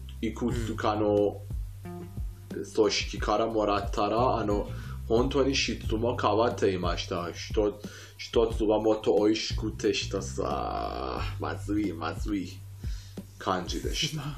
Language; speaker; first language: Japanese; non-native, fluent; Persian